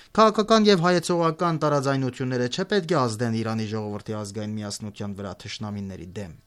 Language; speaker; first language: Armenian; native; Armenian